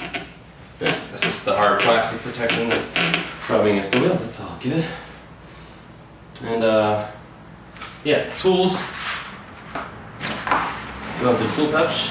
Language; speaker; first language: English; native; English